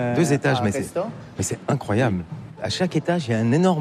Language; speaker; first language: French; native; French